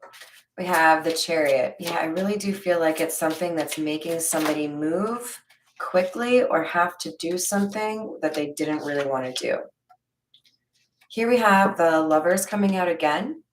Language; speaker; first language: English; native; English